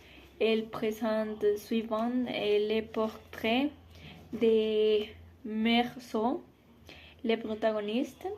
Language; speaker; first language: French; non-native, learner; Spanish